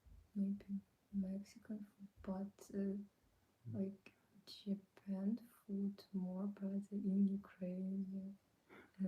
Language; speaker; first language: English; non-native, learner; Ukrainian